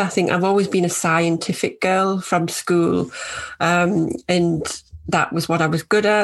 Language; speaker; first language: English; native; English